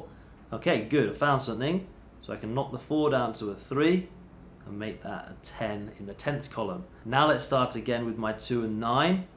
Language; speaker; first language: English; native; English